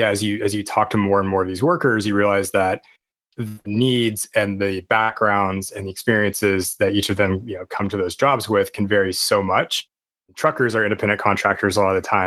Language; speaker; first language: English; native; English